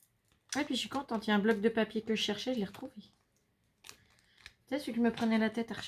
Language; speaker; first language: French; native; French